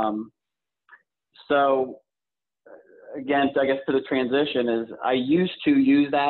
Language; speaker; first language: English; native; English